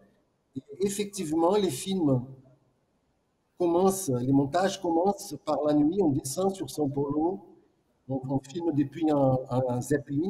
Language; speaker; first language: French; non-native, fluent; Portuguese